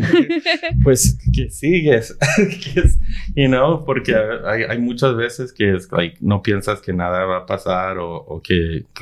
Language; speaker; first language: Spanish; early bilingual, heritage; Spanish